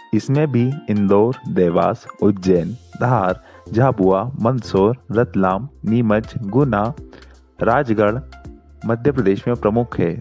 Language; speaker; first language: Hindi; native; Hindi